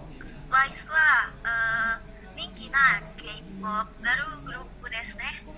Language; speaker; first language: Japanese; non-native, learner; Indonesian